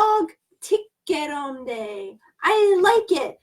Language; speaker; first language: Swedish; non-native, learner; English